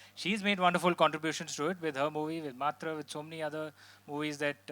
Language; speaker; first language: English; non-native, local second language; Hindi